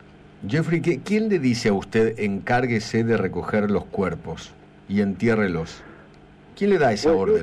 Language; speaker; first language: Spanish; native; Spanish